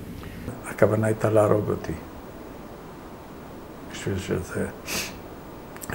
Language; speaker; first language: Hebrew; non-native, fluent; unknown